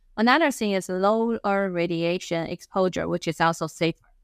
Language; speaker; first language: English; non-native, fluent; Chinese